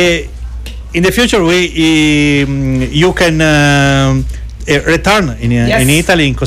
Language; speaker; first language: English; non-native, learner; Italian